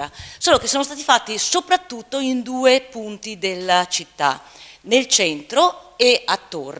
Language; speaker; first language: Italian; native; Italian